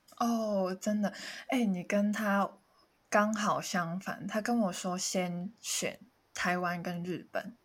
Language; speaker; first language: Chinese; non-native, local second language; Cantonese